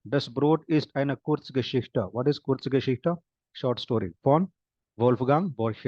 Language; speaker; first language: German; non-native, fluent; Hindi